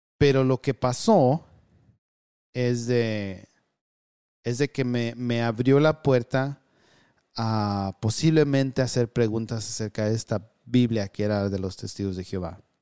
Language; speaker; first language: Spanish; early bilingual, heritage; Spanish